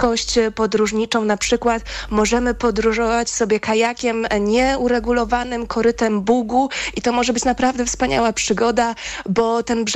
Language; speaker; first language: Polish; native; Polish